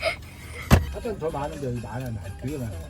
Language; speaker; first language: Korean; native; Korean